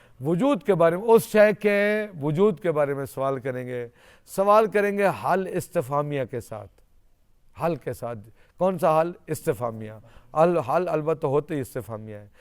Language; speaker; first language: Urdu; non-native, local second language; Saraiki